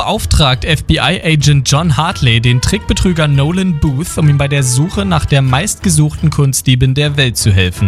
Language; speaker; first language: German; native; German